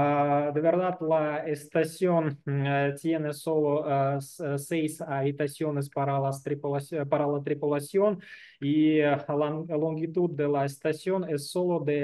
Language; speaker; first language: Spanish; non-native, learner; Russian